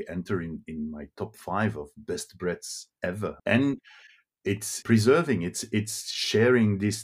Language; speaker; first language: English; non-native, fluent; Dutch